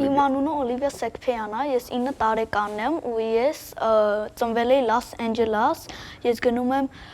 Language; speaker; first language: Armenian; early bilingual, heritage; Armenian